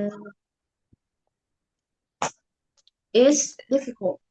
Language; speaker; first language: English; non-native, learner; Vietnamese